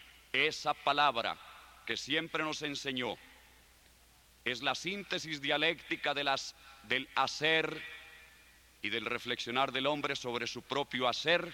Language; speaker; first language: Spanish; native; Spanish